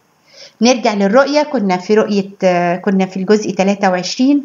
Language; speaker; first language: Arabic; native; Arabic